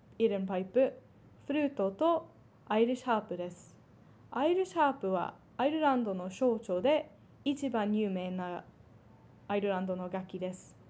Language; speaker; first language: Japanese; non-native, fluent; English